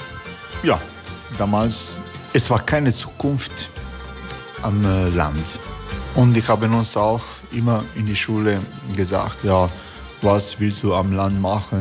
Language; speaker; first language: German; non-native, fluent; Croatian